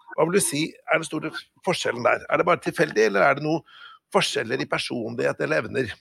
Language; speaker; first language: Norwegian; native; Norwegian